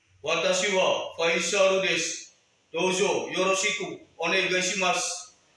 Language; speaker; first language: Japanese; non-native, learner; Indonesian